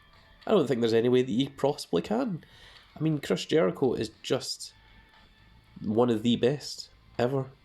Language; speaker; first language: English; native; English